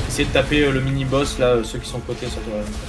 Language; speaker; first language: French; native; French